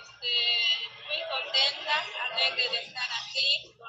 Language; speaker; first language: Spanish; native; Spanish